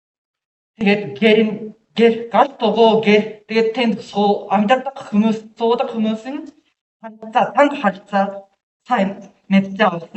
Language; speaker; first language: Mongolian; non-native, learner; Japanese